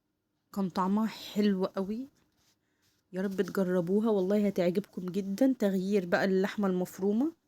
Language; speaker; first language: Arabic; native; Arabic